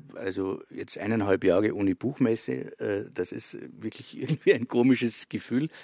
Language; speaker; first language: German; native; German